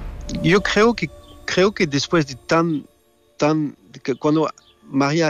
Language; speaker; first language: Spanish; non-native, learner; French